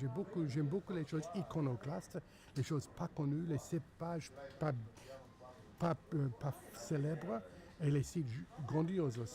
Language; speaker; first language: French; non-native, fluent; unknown